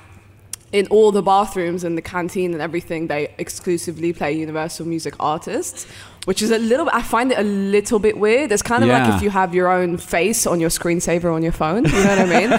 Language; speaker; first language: English; early bilingual, other home language; Arabic